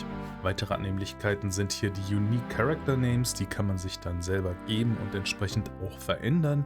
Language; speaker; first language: German; native; German